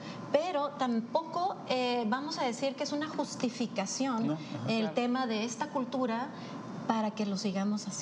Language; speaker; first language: Spanish; native; Spanish